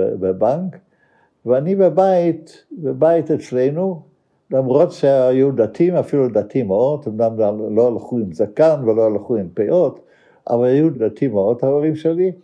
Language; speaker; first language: Hebrew; non-native, fluent; Dutch